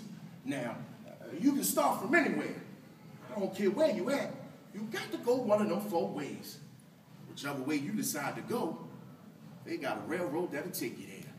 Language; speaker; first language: English; native; English